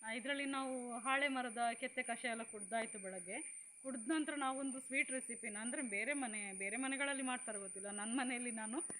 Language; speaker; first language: Kannada; non-native, local second language; Tulu